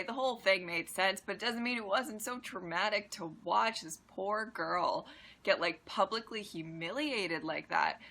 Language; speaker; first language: English; native; English